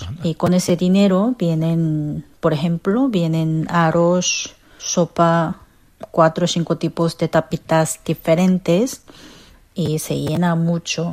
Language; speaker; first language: Spanish; non-native, fluent; Korean